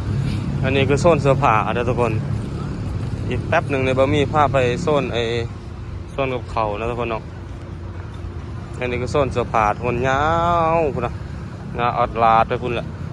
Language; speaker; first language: Thai; non-native, local second language; Northeastern Thai